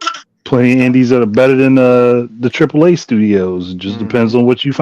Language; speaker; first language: English; native; English